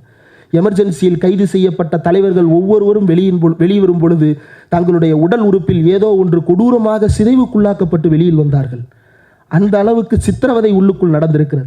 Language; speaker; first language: Tamil; native; Tamil